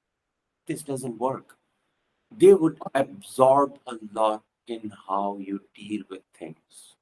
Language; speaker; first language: English; non-native, local second language; Punjabi